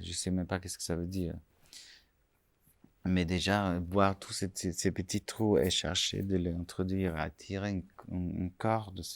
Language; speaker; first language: French; non-native, fluent; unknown